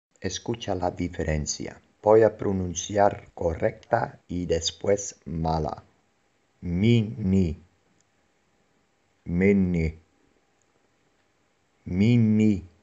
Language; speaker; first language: Spanish; non-native, fluent; Dutch